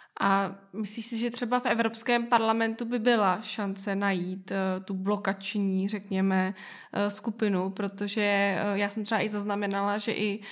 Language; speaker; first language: Czech; native; Czech